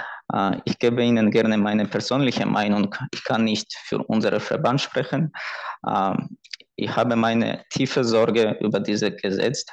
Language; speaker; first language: German; non-native, fluent; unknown